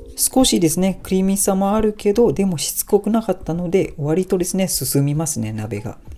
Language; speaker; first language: Japanese; non-native, fluent; Malay